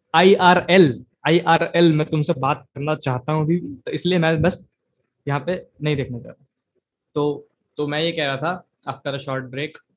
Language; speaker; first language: Hindi; native; Hindi